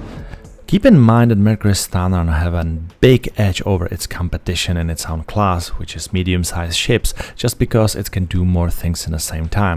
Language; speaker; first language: English; non-native, fluent; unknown